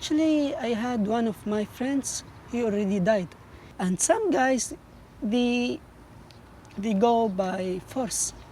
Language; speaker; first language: English; non-native, fluent; Arabic